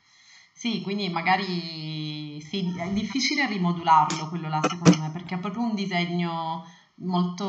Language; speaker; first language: Italian; native; Italian